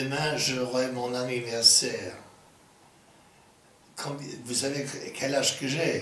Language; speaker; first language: French; non-native, fluent; English